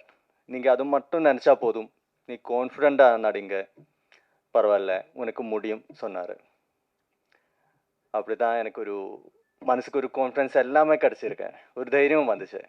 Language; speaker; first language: Tamil; non-native, learner; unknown